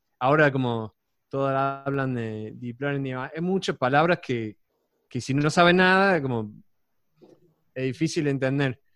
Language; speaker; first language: Spanish; non-native, fluent; English